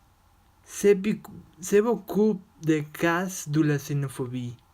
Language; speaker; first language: French; non-native, learner; Spanish